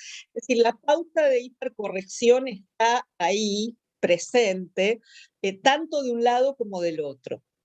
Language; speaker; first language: Spanish; native; Spanish